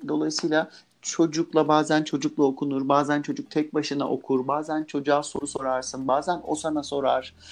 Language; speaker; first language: Turkish; native; Turkish